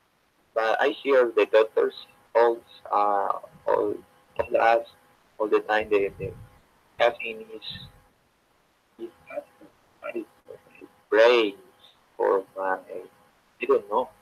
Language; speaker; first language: English; non-native, learner; Spanish